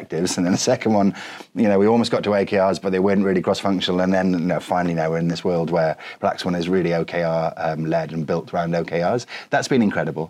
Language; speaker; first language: English; native; English